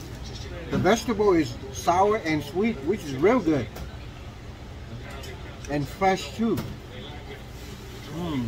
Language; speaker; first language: English; non-native, fluent; Vietnamese